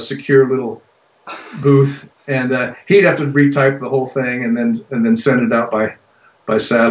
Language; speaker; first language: English; native; English